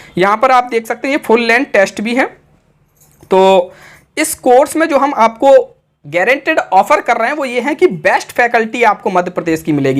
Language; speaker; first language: Hindi; native; Hindi